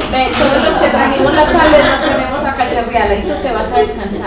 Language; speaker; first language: Spanish; native; Spanish